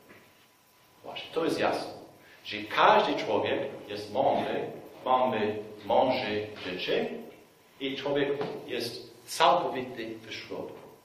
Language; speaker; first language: Polish; non-native, fluent; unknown